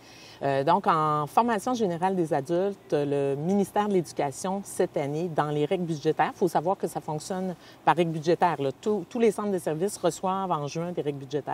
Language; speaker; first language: French; native; French